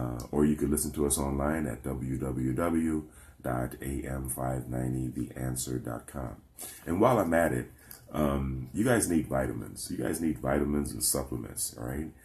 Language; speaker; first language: English; native; English